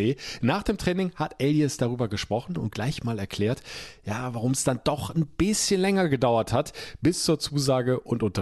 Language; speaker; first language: German; native; German